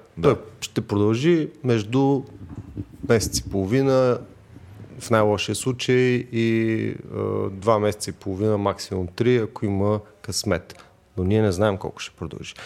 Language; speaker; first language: Bulgarian; native; Bulgarian